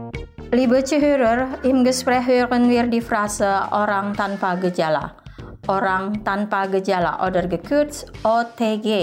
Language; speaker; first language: German; non-native, fluent; Indonesian